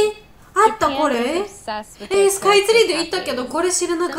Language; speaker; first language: Japanese; non-native, learner; Georgian